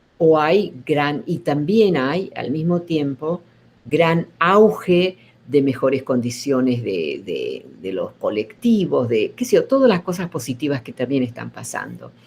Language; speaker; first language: Spanish; early bilingual, other home language; Dutch